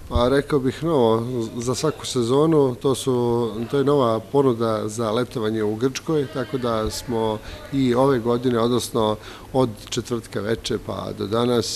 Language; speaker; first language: Croatian; native; Croatian